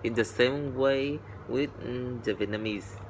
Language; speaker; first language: English; non-native, learner; Vietnamese